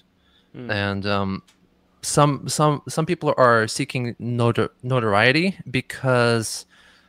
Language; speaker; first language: English; native; English